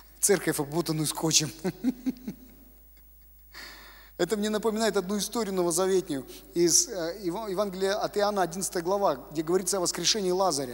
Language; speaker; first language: Russian; native; Russian